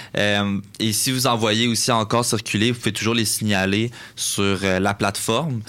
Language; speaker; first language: French; native; French